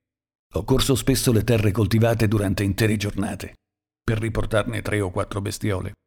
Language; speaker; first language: Italian; native; Italian